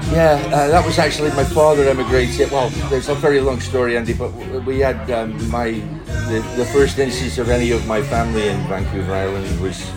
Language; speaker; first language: English; native; English